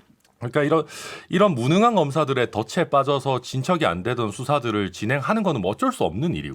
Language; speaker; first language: Korean; native; Korean